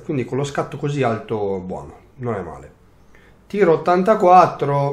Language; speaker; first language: Italian; native; Italian